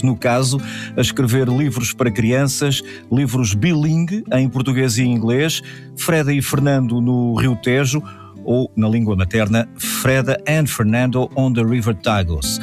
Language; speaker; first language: Portuguese; native; Portuguese